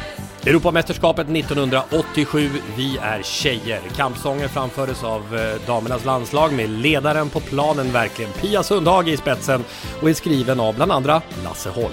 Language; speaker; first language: Swedish; native; Swedish